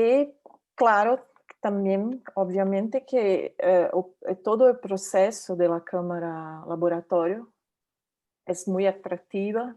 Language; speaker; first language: Spanish; non-native, learner; Portuguese